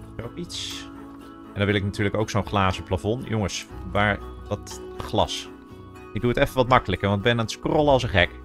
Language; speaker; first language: Dutch; native; Dutch